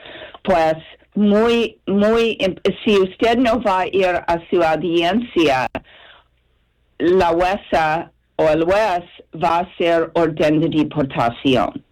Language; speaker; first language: Spanish; non-native, fluent; English